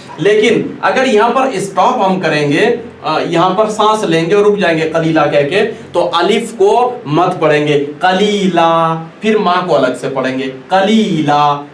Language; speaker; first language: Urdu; native; Urdu